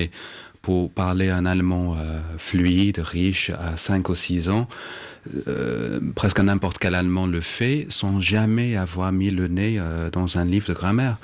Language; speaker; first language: French; non-native, fluent; English